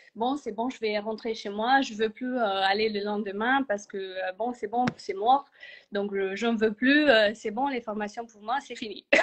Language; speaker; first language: French; non-native, fluent; Romanian